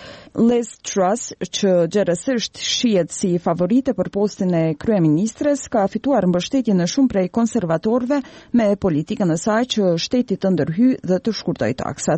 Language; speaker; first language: Albanian; native; Albanian